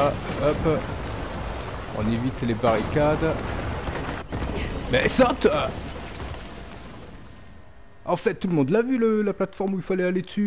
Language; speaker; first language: French; native; French